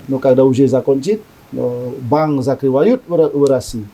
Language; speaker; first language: Russian; non-native, learner; Indonesian